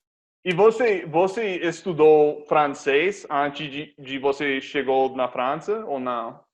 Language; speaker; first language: Portuguese; non-native, fluent; English